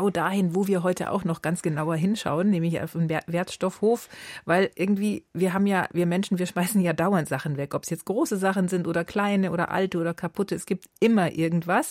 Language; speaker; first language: German; native; German